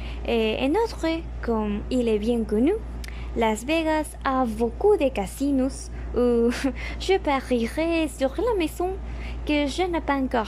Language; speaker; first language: French; non-native, learner; Spanish